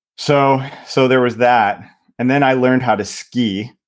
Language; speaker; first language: English; native; English